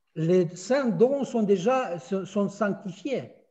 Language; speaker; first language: French; non-native, fluent; Russian